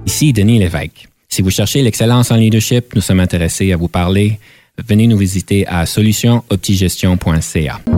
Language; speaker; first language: French; native; French